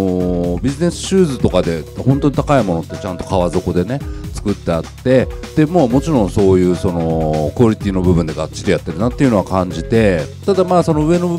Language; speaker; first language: Japanese; native; Japanese